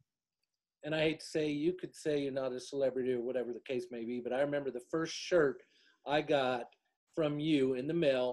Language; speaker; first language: English; native; English